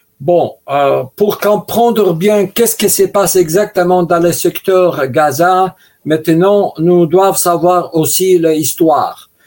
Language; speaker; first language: French; non-native, learner; Russian